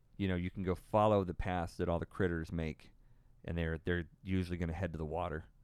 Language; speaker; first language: English; native; English